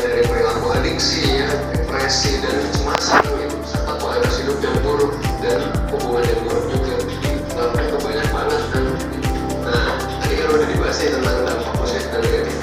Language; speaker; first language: Indonesian; native; Indonesian